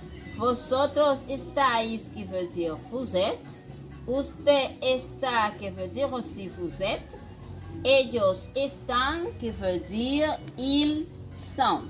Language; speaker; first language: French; non-native, fluent; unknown